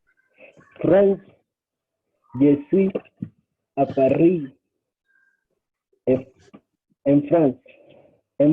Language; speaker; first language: French; non-native, learner; English